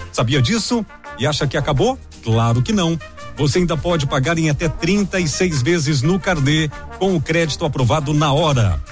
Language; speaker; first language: Portuguese; native; Portuguese